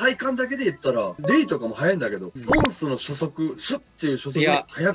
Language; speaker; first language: Japanese; native; Japanese